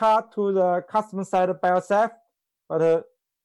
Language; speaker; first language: English; non-native, learner; Chinese